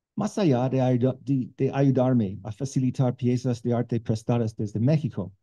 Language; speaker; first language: Spanish; non-native, learner; English